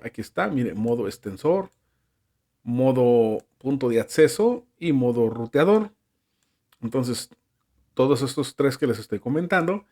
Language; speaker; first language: Spanish; native; Spanish